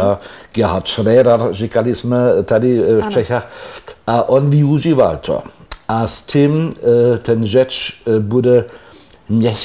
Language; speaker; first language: Czech; non-native, fluent; German